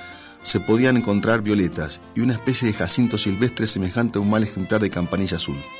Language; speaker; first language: Spanish; native; Spanish